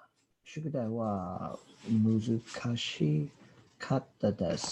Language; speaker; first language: Japanese; non-native, learner; English